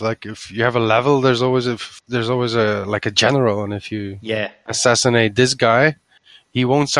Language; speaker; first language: English; non-native, fluent; Dutch